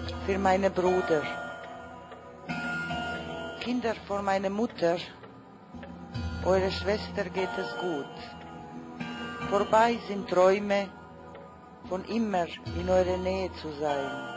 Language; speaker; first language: German; non-native, fluent; Croatian